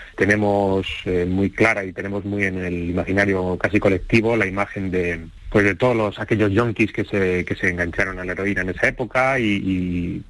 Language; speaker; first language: Spanish; native; Spanish